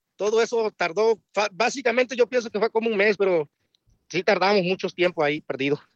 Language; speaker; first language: Spanish; native; Spanish